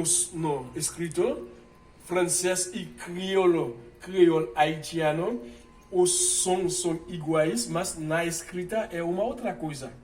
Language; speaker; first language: Portuguese; non-native, fluent; Haitian Creole